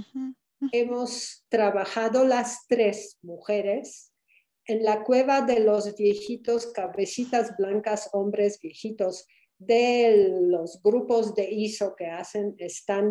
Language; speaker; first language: Spanish; non-native, fluent; Polish